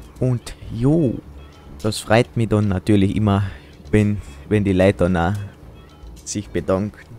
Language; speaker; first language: German; native; German